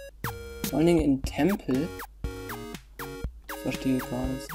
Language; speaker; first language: German; native; German